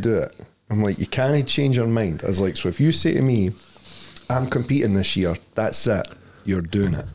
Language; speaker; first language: English; native; English